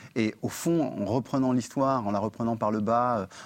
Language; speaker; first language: French; native; French